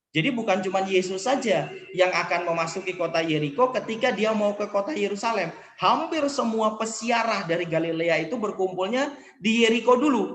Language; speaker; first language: Indonesian; native; Indonesian